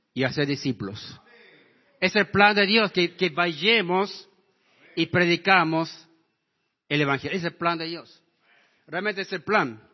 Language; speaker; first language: Spanish; non-native, fluent; English